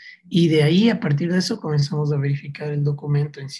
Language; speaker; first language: Spanish; native; Spanish